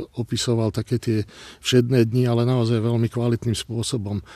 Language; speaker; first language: Slovak; non-native, local second language; Hungarian